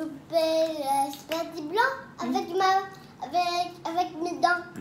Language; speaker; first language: French; early bilingual, other home language; Vietnamese